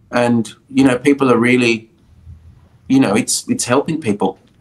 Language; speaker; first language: English; early bilingual, other home language; Spanish